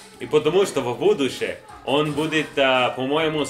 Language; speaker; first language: Russian; non-native, learner; English